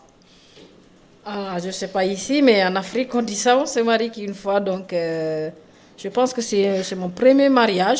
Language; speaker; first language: French; non-native, local second language; Wolof